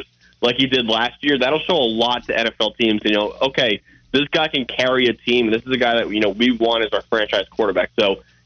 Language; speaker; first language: English; native; English